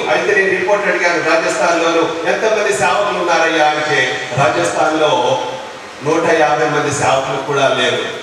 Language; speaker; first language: Telugu; non-native, local second language; Lambadi